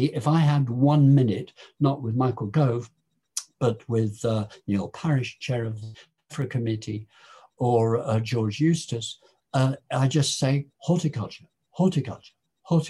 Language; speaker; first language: English; native; English